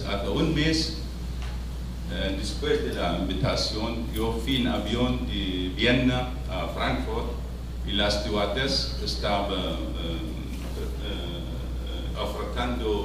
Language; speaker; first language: Spanish; non-native, fluent; Arabic